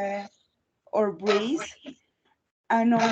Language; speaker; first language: English; non-native, learner; Spanish